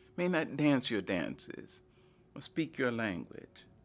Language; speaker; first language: French; native; French